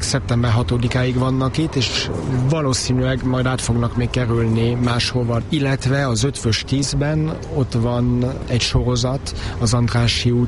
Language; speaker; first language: Hungarian; non-native, fluent; French